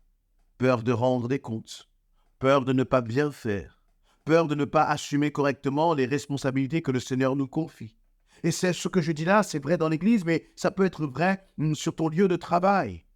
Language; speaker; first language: French; native; French